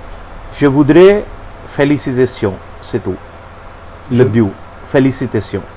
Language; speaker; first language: French; non-native, learner; Hindi